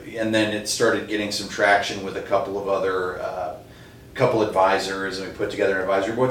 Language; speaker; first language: English; native; English